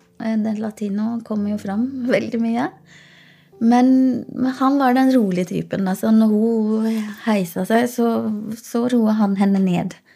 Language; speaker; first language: Norwegian; early bilingual, other home language; Portuguese